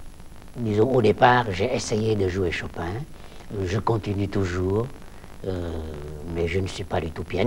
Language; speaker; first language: French; non-native, local second language; Vietnamese